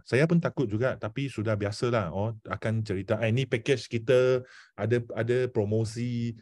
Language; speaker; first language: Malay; non-native, local second language; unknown